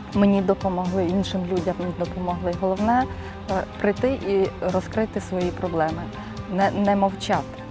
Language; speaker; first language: Ukrainian; native; Ukrainian